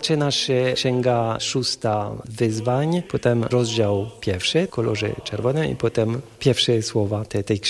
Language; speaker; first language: Polish; non-native, fluent; French